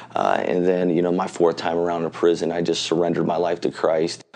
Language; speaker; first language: English; native; English